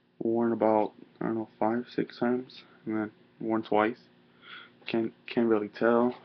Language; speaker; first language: English; native; English